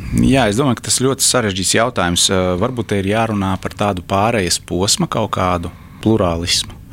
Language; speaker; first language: Latvian; non-native, local second language; Russian